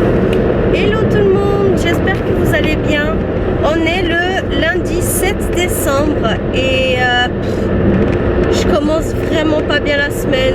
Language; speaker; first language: French; native; French